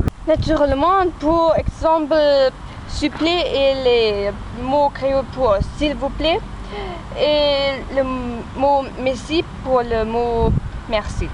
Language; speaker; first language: French; non-native, learner; German